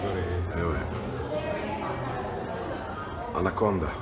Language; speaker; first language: Bosnian; native; Bosnian